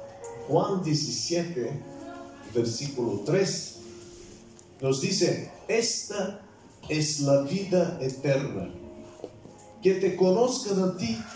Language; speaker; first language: Spanish; non-native, fluent; Bulgarian